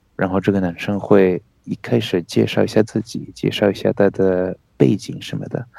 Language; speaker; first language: Chinese; non-native, fluent; French